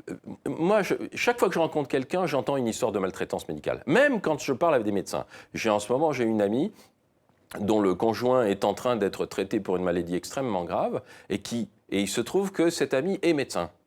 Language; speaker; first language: French; native; French